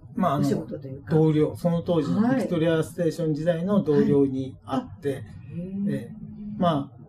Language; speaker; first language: Japanese; native; Japanese